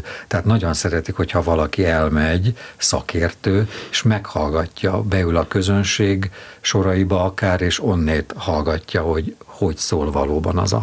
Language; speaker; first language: Hungarian; native; Hungarian